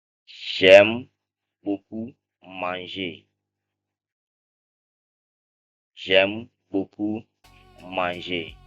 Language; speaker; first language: French; non-native, fluent; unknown